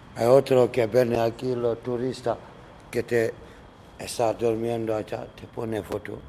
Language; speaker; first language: Spanish; non-native, learner; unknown